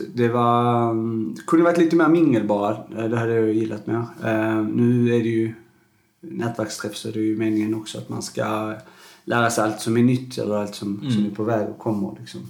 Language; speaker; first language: Swedish; native; Swedish